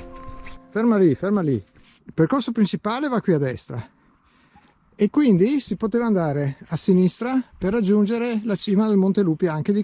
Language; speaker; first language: Italian; native; Italian